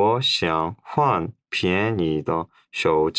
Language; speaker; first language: Chinese; non-native, learner; Korean